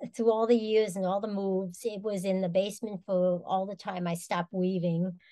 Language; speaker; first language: English; native; English